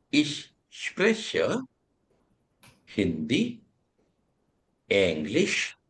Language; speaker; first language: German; non-native, fluent; Telugu